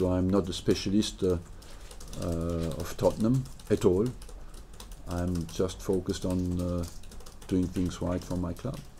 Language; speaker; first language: English; non-native, fluent; French